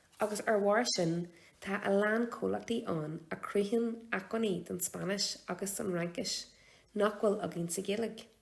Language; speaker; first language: Irish; non-native, local second language; English